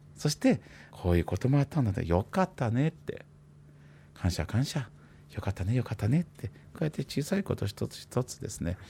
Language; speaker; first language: Japanese; non-native, fluent; Chinese